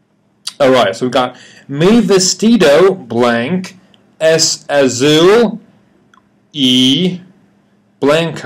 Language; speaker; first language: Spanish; non-native, learner; English